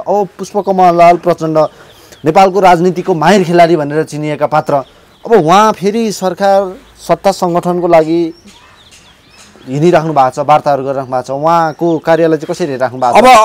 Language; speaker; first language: Nepali; native; Nepali